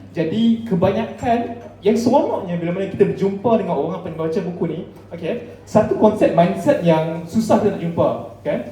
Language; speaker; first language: Malay; native; Malay